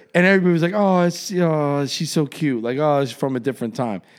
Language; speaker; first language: English; native; English